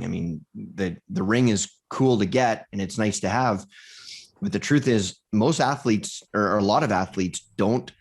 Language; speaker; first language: English; native; English